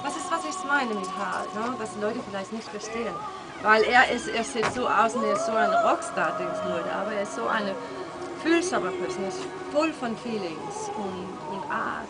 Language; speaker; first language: German; non-native, learner; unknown